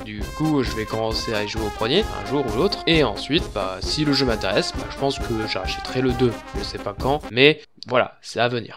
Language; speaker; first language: French; native; French